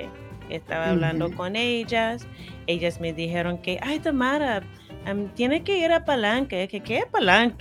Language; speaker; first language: Spanish; non-native, fluent; English